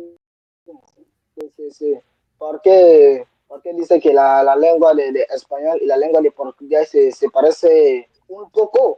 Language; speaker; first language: Spanish; non-native, learner; French